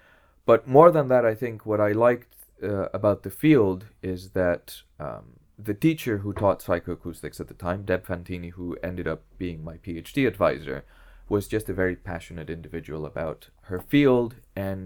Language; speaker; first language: English; non-native, fluent; Greek